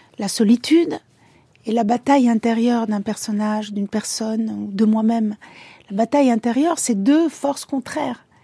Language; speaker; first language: French; early bilingual, other home language; Italian